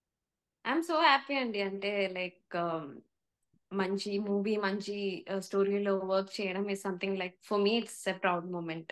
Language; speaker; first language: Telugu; non-native, learner; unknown